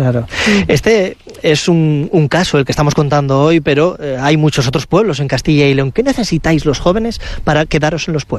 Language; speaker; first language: Spanish; native; Spanish